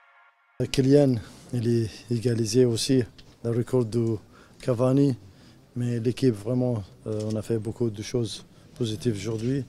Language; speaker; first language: French; non-native, fluent; Italian